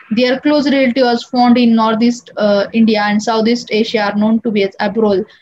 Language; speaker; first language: English; non-native, local second language; Marathi